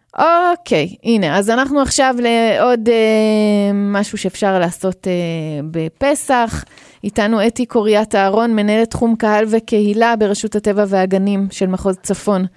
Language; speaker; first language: Hebrew; native; Hebrew